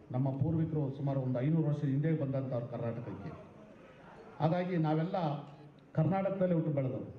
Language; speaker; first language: Kannada; non-native, local second language; Telugu